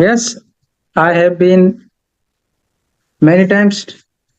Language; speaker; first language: English; non-native, learner; Haryanvi